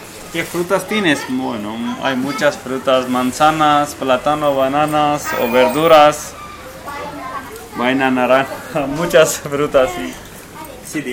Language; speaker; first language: Spanish; non-native, learner; Urdu